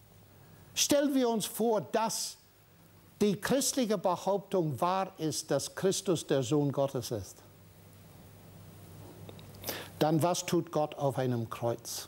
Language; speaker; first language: German; non-native, fluent; English